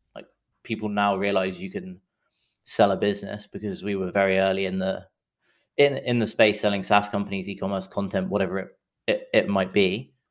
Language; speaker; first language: English; native; English